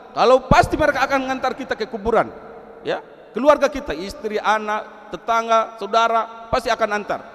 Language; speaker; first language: Indonesian; non-native, local second language; Tetum